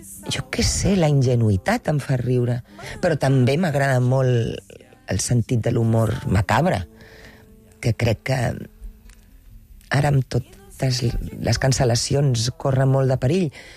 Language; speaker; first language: Catalan; non-native, local second language; Spanish